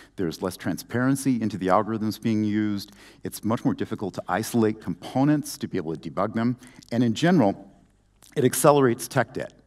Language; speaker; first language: English; native; English